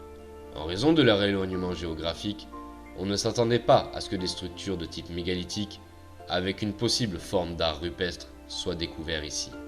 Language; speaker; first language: French; native; French